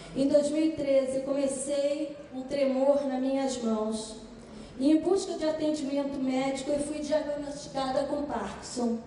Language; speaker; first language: Portuguese; native; Portuguese